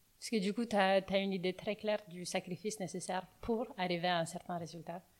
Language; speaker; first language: French; non-native, fluent; Romanian